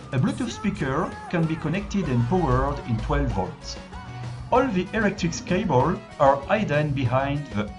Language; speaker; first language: English; non-native, fluent; French